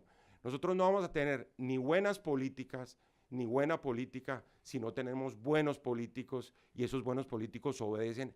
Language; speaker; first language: Spanish; native; Spanish